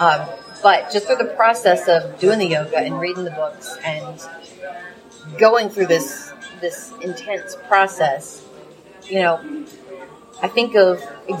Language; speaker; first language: English; native; English